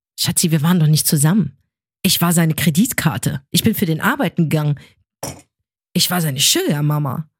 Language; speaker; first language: German; early bilingual, other home language; Arabic